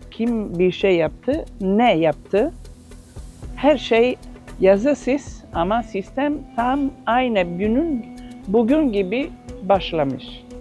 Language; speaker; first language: Turkish; non-native, learner; Italian